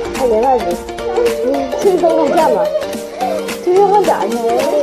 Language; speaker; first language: Korean; native; Korean